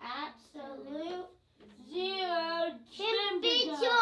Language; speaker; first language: English; native; English